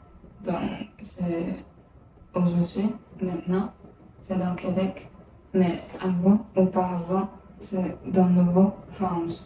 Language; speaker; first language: French; non-native, learner; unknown